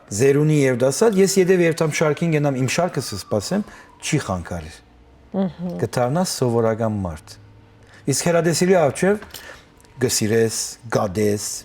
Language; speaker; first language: Armenian; early bilingual, heritage; Armenian